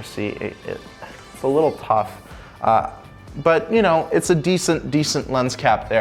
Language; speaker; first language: English; native; English